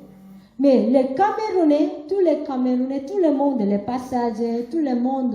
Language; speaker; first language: French; non-native, learner; Korean